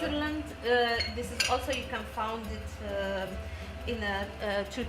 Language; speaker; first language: English; non-native, learner; Arabic